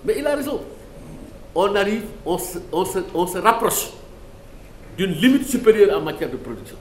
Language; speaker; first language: French; non-native, local second language; Wolof